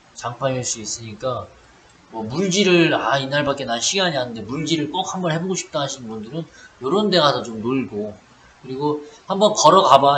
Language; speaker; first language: Korean; native; Korean